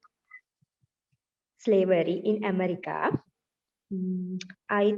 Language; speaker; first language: English; non-native, learner; Sinhala